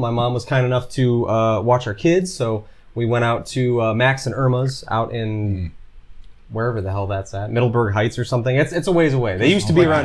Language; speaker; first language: English; native; English